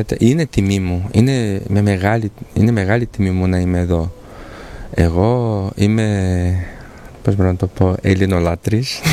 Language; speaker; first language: Greek; non-native, fluent; Portuguese